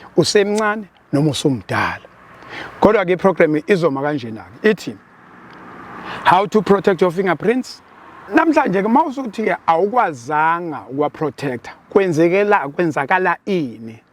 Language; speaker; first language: Zulu; native; Zulu